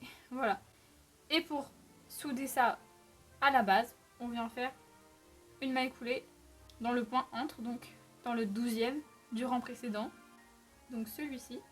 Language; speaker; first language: French; native; French